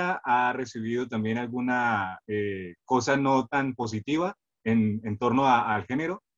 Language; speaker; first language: Spanish; native; Spanish